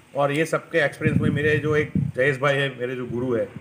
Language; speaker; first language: Hindi; non-native, local second language; Gujarati